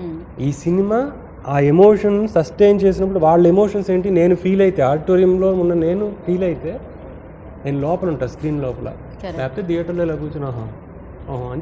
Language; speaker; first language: Telugu; native; Telugu